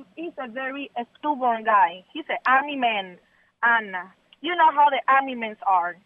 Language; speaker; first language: English; non-native, learner; Spanish